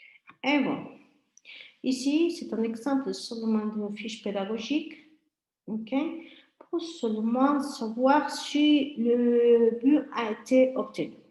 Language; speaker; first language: French; non-native, fluent; Spanish